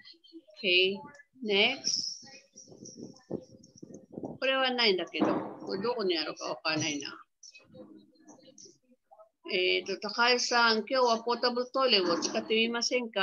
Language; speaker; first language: Japanese; non-native, fluent; Filipino